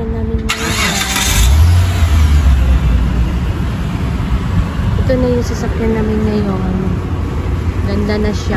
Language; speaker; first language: Filipino; native; Filipino